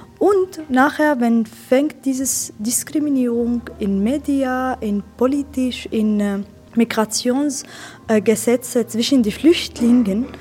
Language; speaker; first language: German; non-native, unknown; Arabic